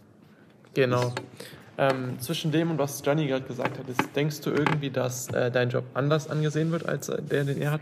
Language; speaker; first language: German; native; German